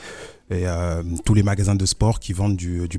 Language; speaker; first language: French; early bilingual, other home language; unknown